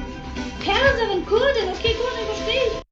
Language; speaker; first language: German; early bilingual, other home language; Turkish